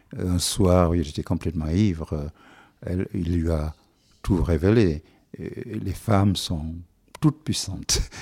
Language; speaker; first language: French; non-native, local second language; Wolof